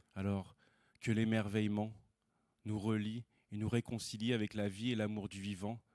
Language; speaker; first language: French; native; French